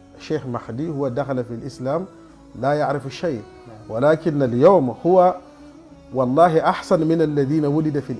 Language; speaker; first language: Arabic; non-native, fluent; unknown